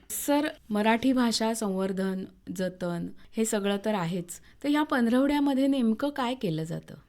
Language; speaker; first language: Marathi; native; Marathi